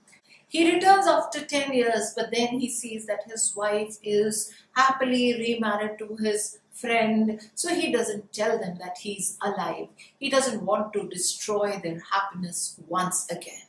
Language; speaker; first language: English; non-native, local second language; Hindi